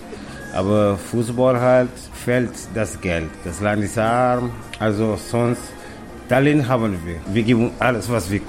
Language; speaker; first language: German; non-native, learner; Kabuverdianu